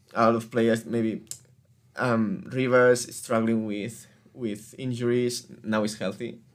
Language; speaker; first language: English; non-native, fluent; Spanish